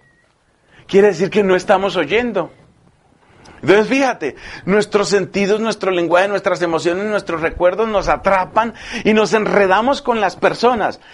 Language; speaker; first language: Spanish; native; Spanish